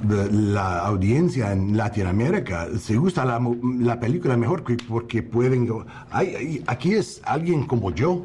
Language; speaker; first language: Spanish; non-native, learner; English